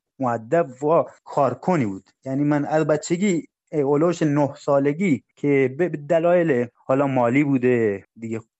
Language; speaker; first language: Persian; non-native, local second language; Baluchi